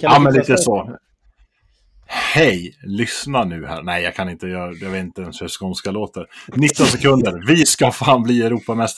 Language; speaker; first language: Swedish; native; Swedish